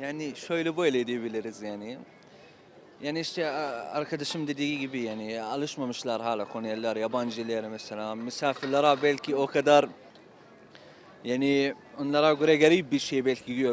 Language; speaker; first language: Turkish; non-native, fluent; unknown